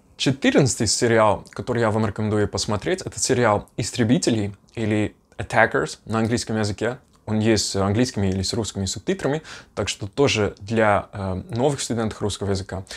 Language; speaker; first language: Russian; non-native, fluent; Dutch